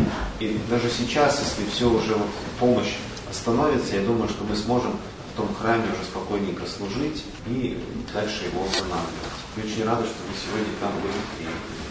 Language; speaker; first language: Russian; native; Russian